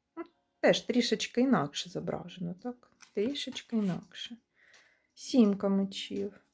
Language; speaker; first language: Ukrainian; non-native, local second language; Russian